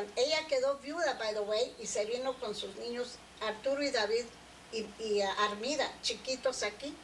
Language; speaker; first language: Spanish; early bilingual, other home language; English